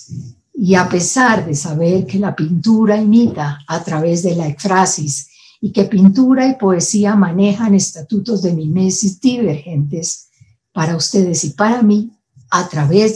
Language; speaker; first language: Spanish; native; Spanish